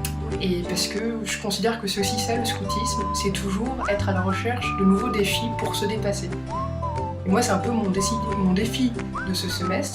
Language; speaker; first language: French; native; French